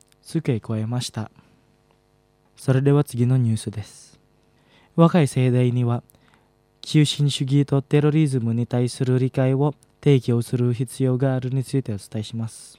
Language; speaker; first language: Japanese; non-native, fluent; Indonesian